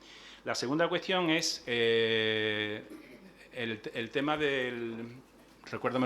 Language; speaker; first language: Spanish; native; Spanish